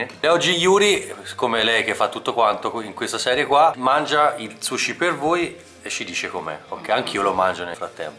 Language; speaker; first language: Italian; native; Italian